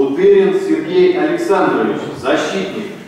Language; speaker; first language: Russian; native; Russian